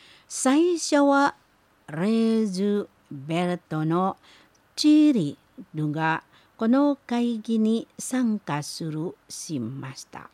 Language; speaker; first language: Japanese; non-native, learner; Indonesian